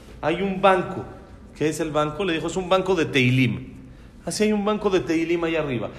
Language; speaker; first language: Spanish; native; Spanish